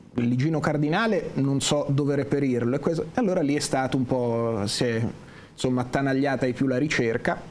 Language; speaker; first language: Italian; native; Italian